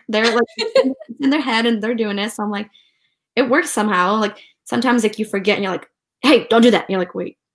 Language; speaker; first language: English; early bilingual, other home language; Ukrainian